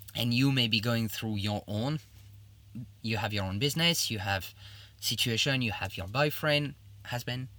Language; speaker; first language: English; non-native, fluent; French